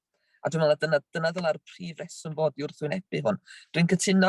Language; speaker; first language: Welsh; native; Welsh